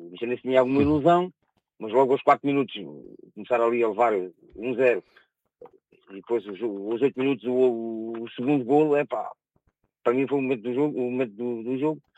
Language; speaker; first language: Portuguese; native; Portuguese